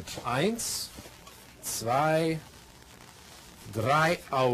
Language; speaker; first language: German; non-native, fluent; English